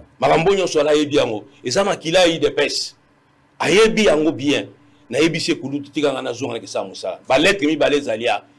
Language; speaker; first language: Lingala; non-native, local second language; Luba-Lulua